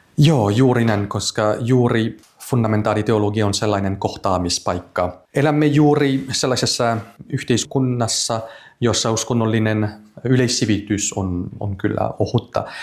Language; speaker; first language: Finnish; non-native, fluent; French